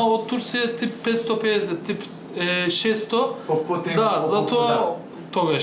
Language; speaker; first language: Macedonian; non-native, learner; Turkish